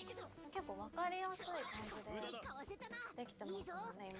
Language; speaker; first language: Japanese; native; Japanese